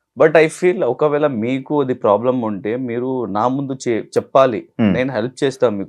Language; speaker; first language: Telugu; non-native, learner; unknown